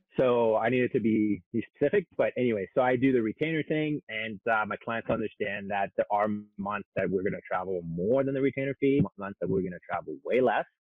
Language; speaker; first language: English; non-native, local second language; French